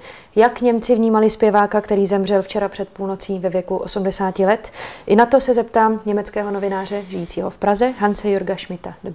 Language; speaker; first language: Czech; native; Czech